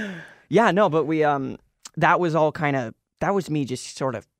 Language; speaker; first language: English; native; English